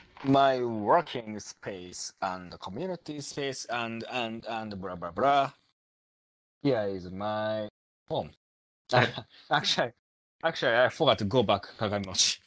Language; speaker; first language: English; non-native, learner; Japanese